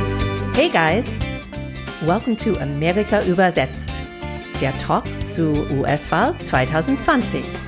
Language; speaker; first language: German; non-native, fluent; English